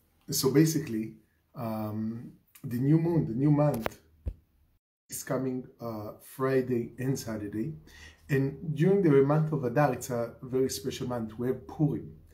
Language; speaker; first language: English; non-native, fluent; Hebrew